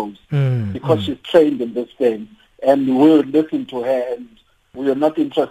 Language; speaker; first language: English; non-native, local second language; Swati